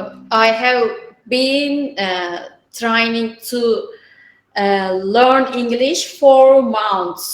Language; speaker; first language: English; non-native, learner; Turkish